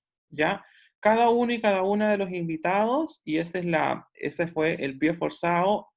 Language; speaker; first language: Spanish; native; Spanish